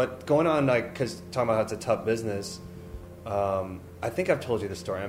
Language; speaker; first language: English; native; English